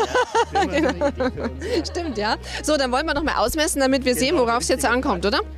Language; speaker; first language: German; native; German